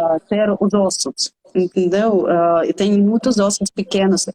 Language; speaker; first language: Portuguese; non-native, fluent; Russian